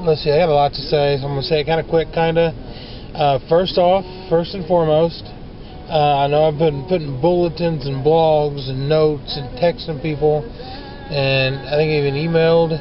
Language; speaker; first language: English; native; English